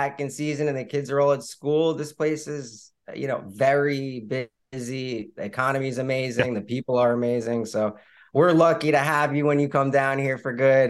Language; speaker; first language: English; native; English